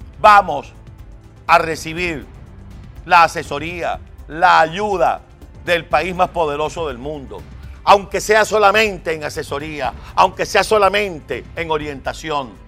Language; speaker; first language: Spanish; native; Spanish